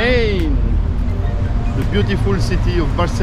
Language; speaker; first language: English; non-native, learner; French